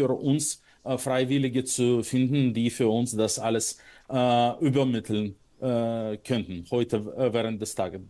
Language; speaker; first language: German; non-native, fluent; Russian